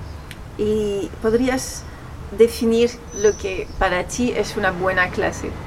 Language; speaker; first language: Spanish; non-native, fluent; French